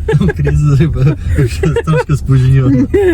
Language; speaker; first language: Polish; non-native, learner; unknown